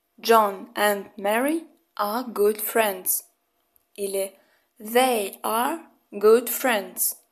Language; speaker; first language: English; non-native, fluent; Russian